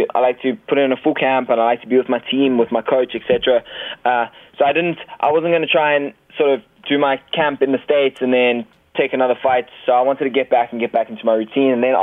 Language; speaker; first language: English; native; English